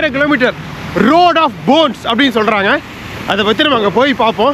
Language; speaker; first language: English; non-native, local second language; Tamil